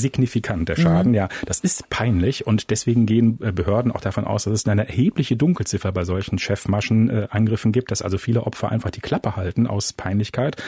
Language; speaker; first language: German; native; German